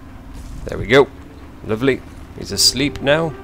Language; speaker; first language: English; native; English